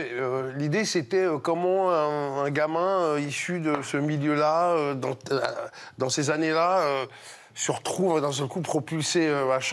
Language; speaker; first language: French; native; French